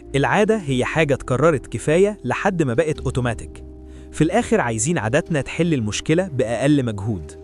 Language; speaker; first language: Arabic; native; Arabic